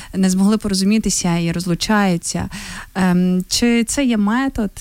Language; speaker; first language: Ukrainian; native; Ukrainian